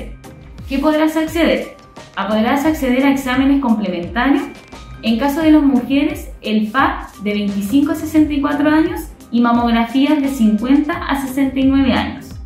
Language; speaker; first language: Spanish; native; Spanish